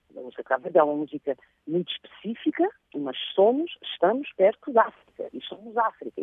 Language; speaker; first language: Portuguese; non-native, local second language; Kabuverdianu